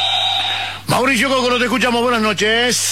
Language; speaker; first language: Spanish; native; Spanish